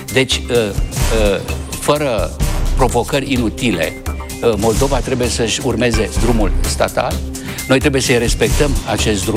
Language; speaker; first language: Romanian; native; Romanian